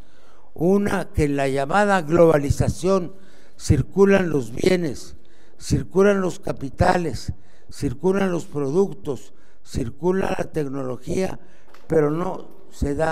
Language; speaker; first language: Spanish; native; Spanish